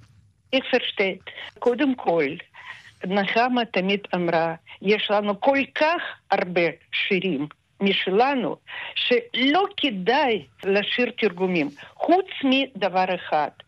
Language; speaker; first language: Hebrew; non-native, fluent; Russian